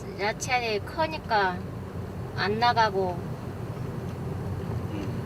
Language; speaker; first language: Korean; non-native, learner; Vietnamese